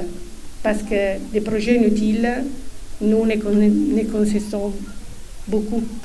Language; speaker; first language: French; non-native, fluent; Italian